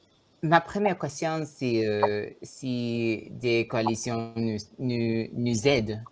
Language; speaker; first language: French; non-native, learner; Tswana